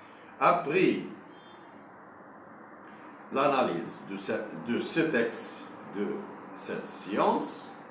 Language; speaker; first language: French; non-native, local second language; Arabic